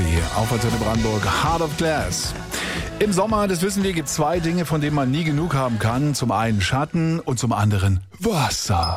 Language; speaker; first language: German; native; German